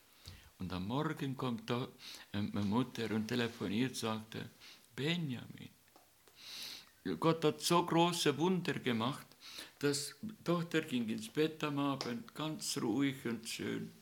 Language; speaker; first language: German; non-native, learner; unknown